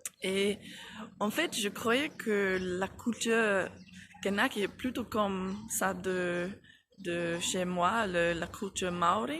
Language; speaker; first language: French; non-native, fluent; English